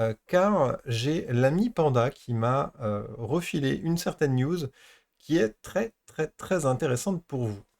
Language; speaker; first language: French; native; French